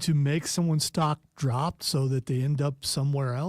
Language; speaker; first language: English; native; English